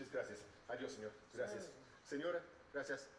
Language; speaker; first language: Spanish; non-native, learner; English